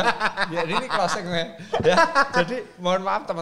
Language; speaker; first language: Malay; non-native, local second language; Javanese